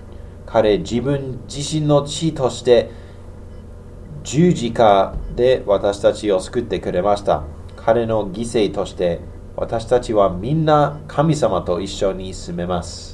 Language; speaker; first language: Japanese; non-native, learner; English